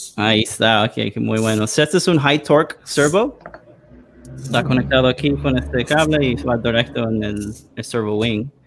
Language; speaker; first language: Spanish; early bilingual, heritage; Spanish